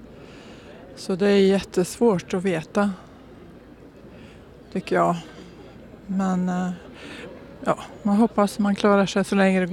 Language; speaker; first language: Swedish; native; Swedish